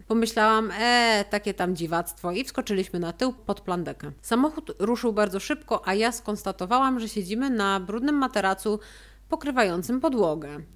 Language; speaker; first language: Polish; native; Polish